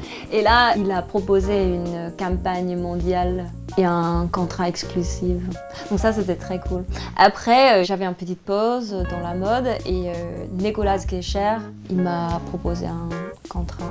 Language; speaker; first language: French; non-native, fluent; Danish